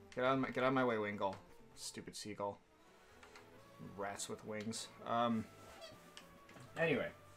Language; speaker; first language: English; native; English